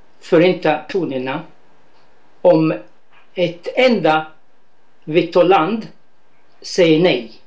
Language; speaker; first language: Swedish; non-native, fluent; Arabic